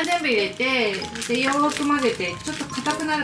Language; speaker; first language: Japanese; native; Japanese